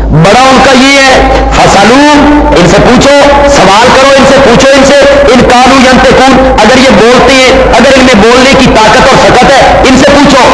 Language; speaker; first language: Urdu; non-native, local second language; Punjabi